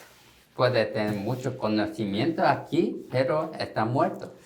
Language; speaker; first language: Spanish; non-native, learner; Korean